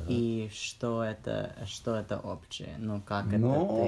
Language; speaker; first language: Russian; early bilingual, heritage; Russian